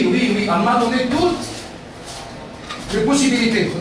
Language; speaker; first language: French; non-native, fluent; Arabic